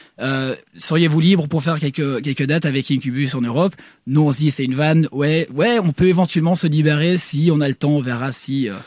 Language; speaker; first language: French; non-native, fluent; Swedish